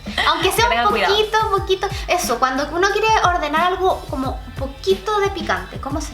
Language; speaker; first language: Spanish; native; Spanish